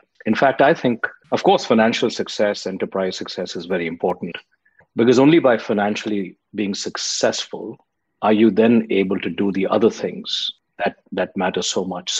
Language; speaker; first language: English; non-native, local second language; Hindi